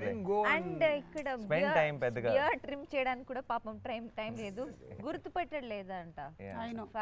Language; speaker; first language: Telugu; non-native, learner; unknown